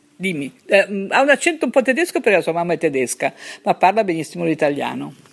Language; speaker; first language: Italian; native; Italian